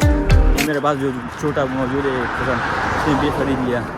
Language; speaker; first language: Hindi; non-native, local second language; Pashto